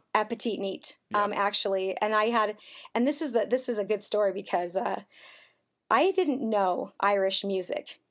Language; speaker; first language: English; native; English